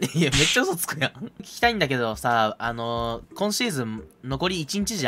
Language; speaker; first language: Japanese; native; Japanese